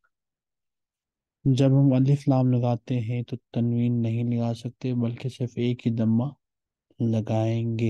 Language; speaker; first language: Urdu; native; Urdu